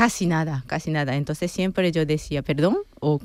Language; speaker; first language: Spanish; non-native, fluent; Japanese